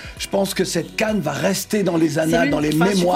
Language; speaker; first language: French; native; French